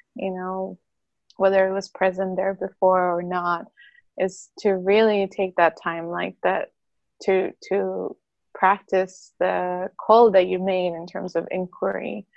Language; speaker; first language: English; non-native, fluent; Spanish